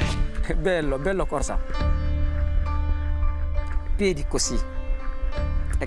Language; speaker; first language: Italian; non-native, learner; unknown